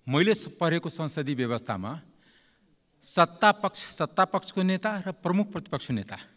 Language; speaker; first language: Nepali; non-native, local second language; Maithili